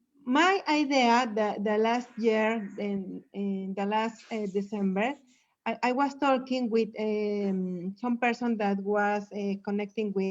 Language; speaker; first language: English; non-native, learner; Spanish